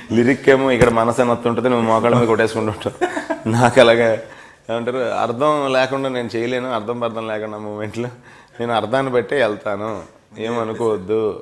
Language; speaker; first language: Telugu; native; Telugu